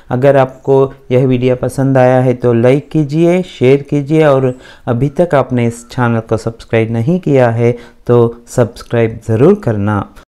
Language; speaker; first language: Hindi; non-native, local second language; Kannada